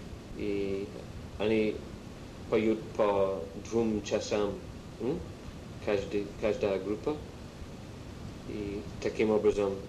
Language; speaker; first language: Russian; non-native, learner; English